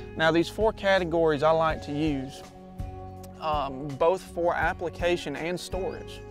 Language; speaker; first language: English; native; English